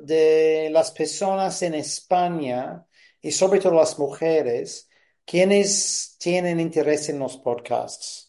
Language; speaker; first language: Spanish; non-native, fluent; English